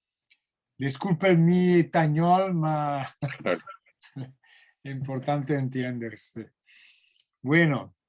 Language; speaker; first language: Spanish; non-native, learner; Italian